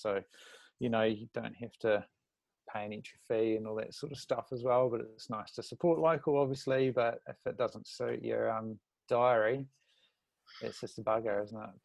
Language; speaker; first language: English; native; English